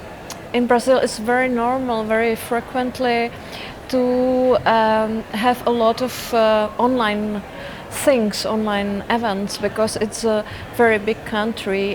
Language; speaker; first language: English; non-native, fluent; Czech